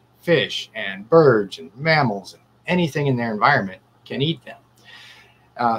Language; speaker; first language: English; native; English